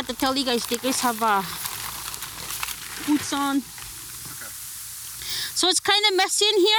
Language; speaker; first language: English; non-native, fluent; Cree